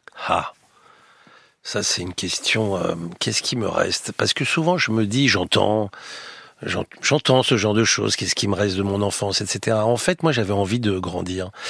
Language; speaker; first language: French; native; French